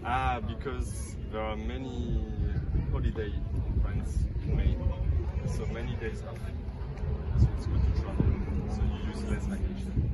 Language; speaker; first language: English; non-native, learner; French